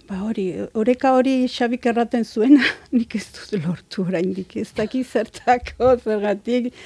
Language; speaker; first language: Basque; non-native, local second language; Spanish